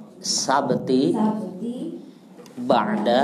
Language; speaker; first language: Arabic; non-native, fluent; Indonesian